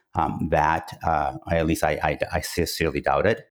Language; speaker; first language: English; non-native, fluent; Georgian